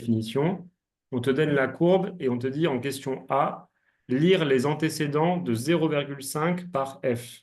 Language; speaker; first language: French; native; French